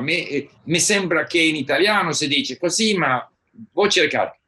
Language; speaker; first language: Italian; non-native, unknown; English